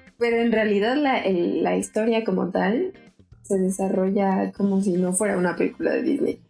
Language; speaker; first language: Spanish; native; Spanish